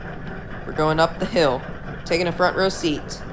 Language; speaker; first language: English; native; English